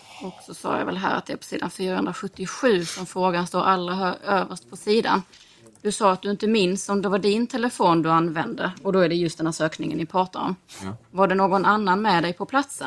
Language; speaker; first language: Swedish; native; Swedish